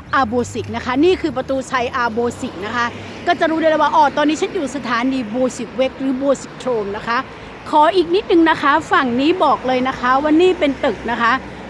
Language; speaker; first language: Thai; native; Thai